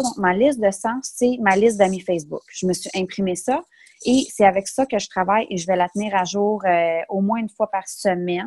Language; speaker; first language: French; native; French